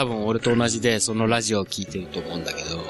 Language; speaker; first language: Japanese; native; Japanese